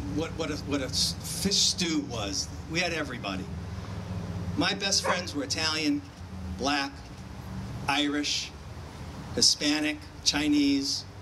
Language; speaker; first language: English; native; English